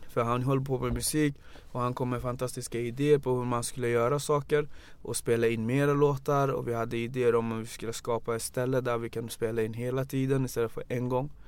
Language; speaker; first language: Swedish; early bilingual, other home language; Wolof